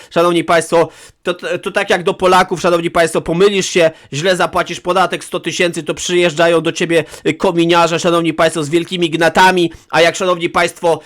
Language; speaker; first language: Polish; native; Polish